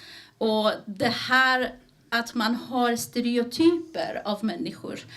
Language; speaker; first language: Swedish; early bilingual, other home language; Persian